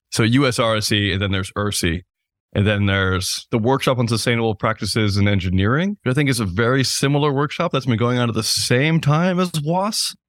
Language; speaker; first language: English; native; English